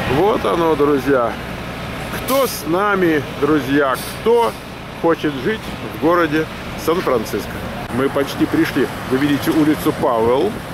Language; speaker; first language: Russian; native; Russian